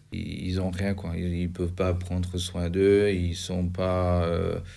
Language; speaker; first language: French; non-native, fluent; Albanian